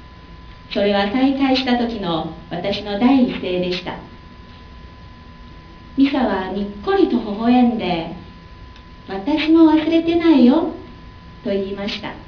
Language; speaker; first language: Japanese; non-native, fluent; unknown